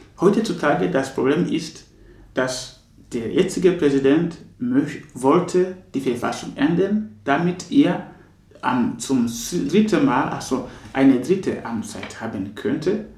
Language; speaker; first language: German; non-native, fluent; Rundi